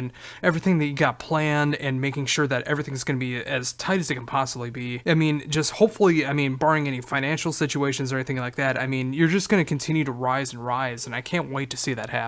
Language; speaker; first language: English; native; English